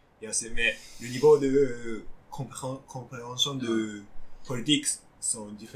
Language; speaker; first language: French; non-native, learner; Japanese